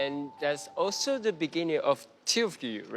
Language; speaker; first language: English; non-native, fluent; Chinese